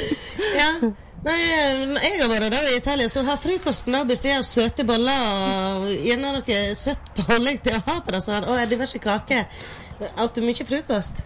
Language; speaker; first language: Norwegian; native; Norwegian